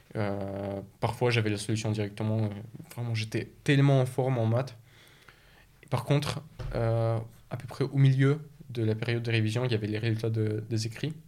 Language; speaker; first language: French; early bilingual, other home language; Russian